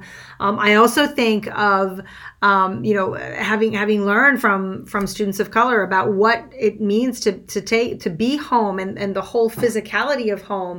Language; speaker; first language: English; non-native, fluent; French